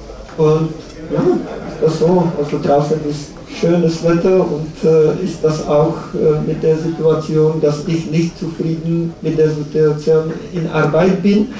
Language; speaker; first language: German; non-native, learner; Czech